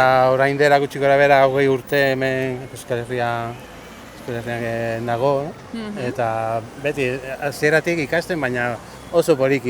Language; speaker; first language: Basque; non-native, local second language; Spanish